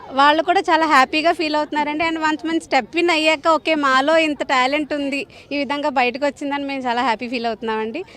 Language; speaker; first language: Telugu; native; Telugu